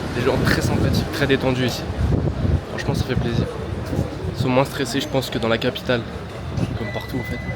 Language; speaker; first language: French; native; French